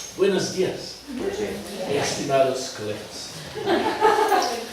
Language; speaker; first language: Spanish; non-native, learner; German